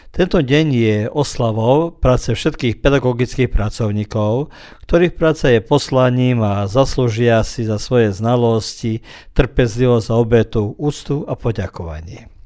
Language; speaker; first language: Slovak; early bilingual, heritage; Slovak